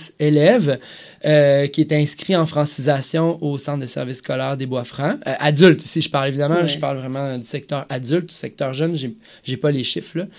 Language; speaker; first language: French; native; French